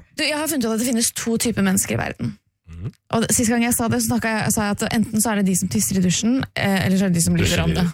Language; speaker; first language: Norwegian; native; Norwegian